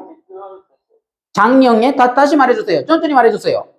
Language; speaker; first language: Korean; non-native, fluent; Sinhala